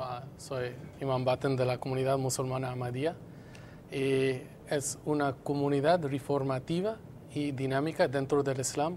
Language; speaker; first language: Spanish; non-native, fluent; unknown